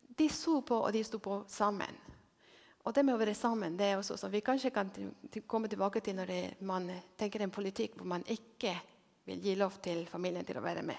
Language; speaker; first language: Norwegian; non-native, fluent; Spanish